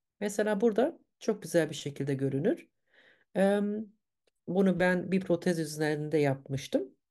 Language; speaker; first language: Turkish; early bilingual, heritage; Turkish